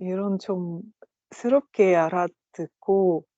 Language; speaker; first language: Korean; non-native, learner; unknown